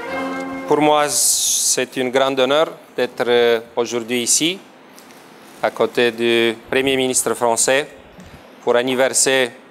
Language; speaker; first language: French; non-native, fluent; Romanian